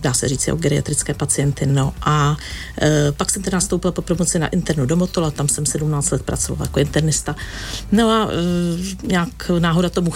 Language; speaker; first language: Czech; native; Czech